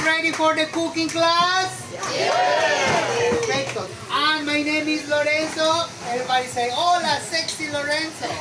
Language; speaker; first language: English; non-native, fluent; Spanish